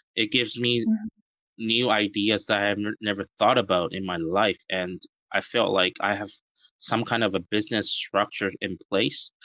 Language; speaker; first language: English; native; English